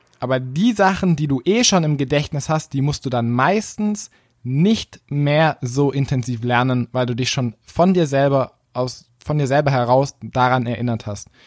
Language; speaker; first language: German; native; German